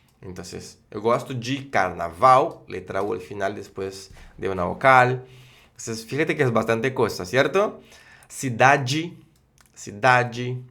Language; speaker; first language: Spanish; non-native, fluent; Portuguese